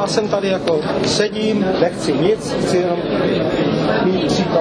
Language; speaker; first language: Czech; non-native, fluent; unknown